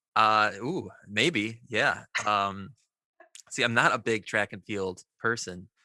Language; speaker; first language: English; native; English